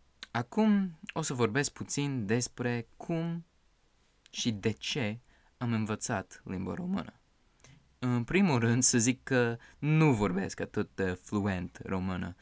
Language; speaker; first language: Romanian; non-native, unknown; English